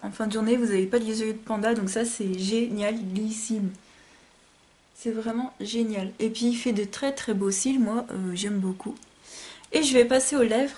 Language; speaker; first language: French; native; French